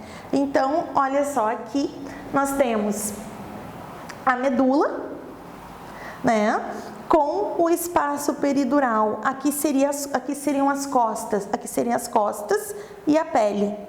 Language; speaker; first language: Portuguese; native; Portuguese